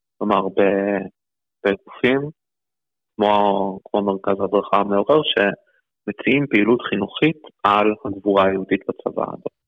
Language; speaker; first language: Hebrew; early bilingual, other home language; Russian